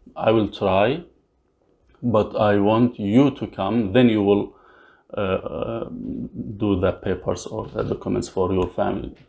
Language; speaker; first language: English; non-native, learner; Arabic